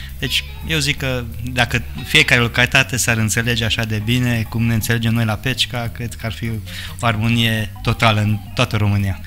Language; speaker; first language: Romanian; non-native, local second language; Hungarian